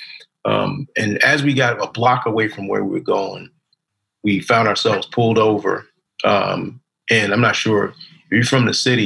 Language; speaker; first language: English; native; English